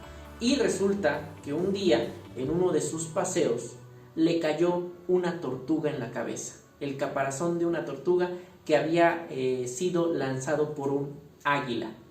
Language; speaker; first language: Spanish; native; Spanish